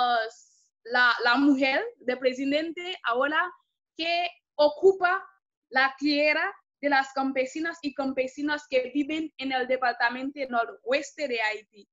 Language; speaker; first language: Spanish; non-native, fluent; Haitian Creole